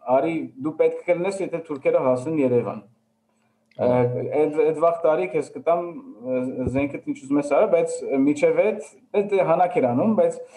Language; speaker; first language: Armenian; early bilingual, heritage; Armenian